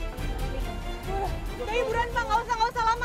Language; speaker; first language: Indonesian; native; Indonesian